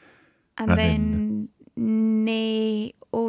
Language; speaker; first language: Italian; non-native, learner; English